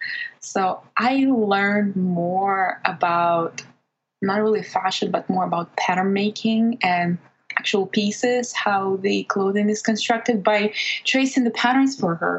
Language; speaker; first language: English; non-native, fluent; Russian